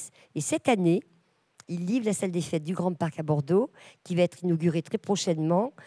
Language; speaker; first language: French; native; French